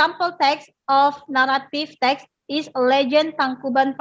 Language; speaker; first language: English; non-native, learner; Indonesian